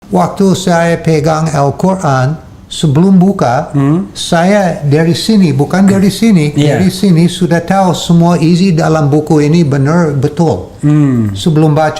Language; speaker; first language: Indonesian; non-native, fluent; English